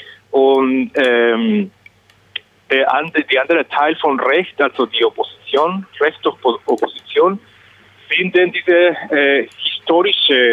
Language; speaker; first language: German; non-native, learner; Spanish